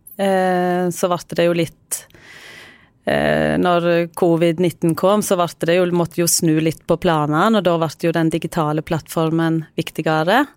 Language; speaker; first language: Norwegian; native; Norwegian